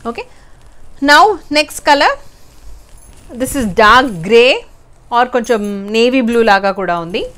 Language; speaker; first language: Telugu; native; Telugu